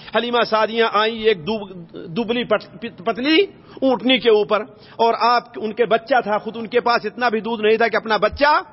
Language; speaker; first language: Urdu; native; Urdu